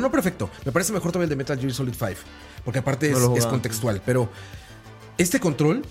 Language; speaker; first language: Spanish; native; Spanish